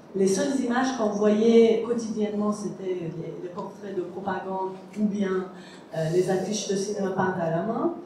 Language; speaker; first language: French; non-native, fluent; Persian